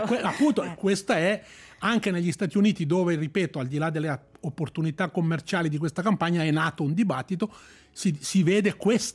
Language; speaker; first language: Italian; native; Italian